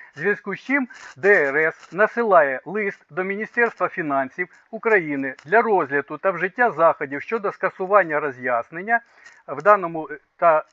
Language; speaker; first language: Ukrainian; non-native, local second language; Russian